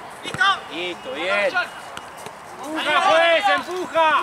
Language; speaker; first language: Spanish; native; Spanish